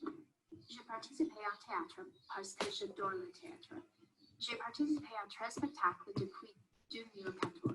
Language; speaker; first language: French; non-native, learner; English